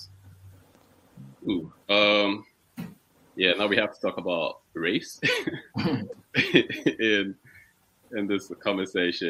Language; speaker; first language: English; non-native, local second language; Akan